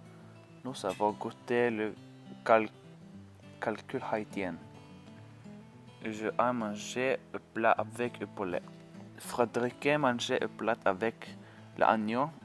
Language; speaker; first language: French; non-native, learner; Norwegian